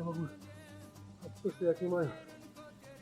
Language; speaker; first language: Russian; native; Russian